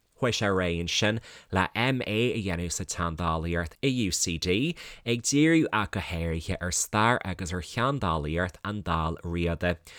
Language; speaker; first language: Irish; native; Irish